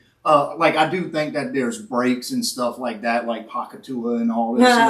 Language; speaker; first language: English; native; English